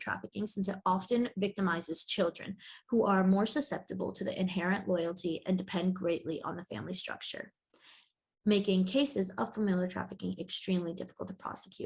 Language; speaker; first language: English; native; English